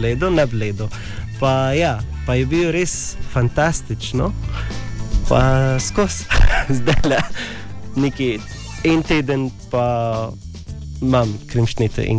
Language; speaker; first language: Slovenian; non-native, learner; Arabic